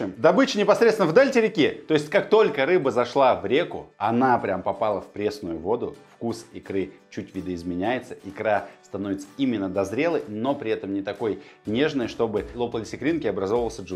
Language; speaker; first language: Russian; native; Russian